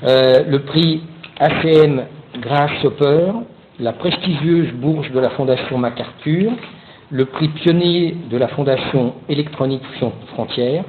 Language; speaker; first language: French; native; French